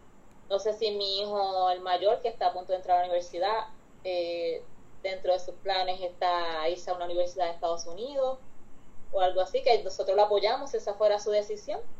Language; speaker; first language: Spanish; native; Spanish